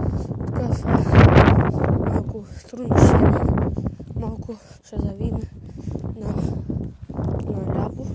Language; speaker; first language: Bulgarian; native; Bulgarian